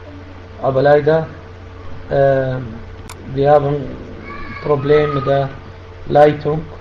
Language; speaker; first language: German; non-native, fluent; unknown